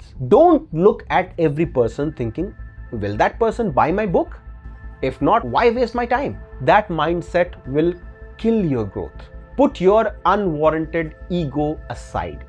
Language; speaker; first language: English; non-native, local second language; Hindi